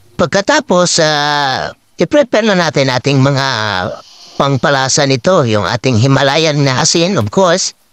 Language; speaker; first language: Filipino; non-native, local second language; Cebuano